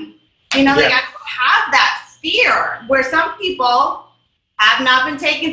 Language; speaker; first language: English; native; English